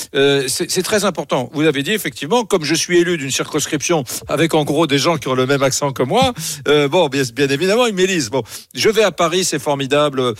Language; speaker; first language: French; native; French